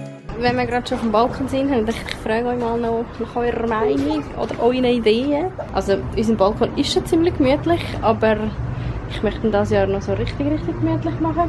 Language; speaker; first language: German; native; German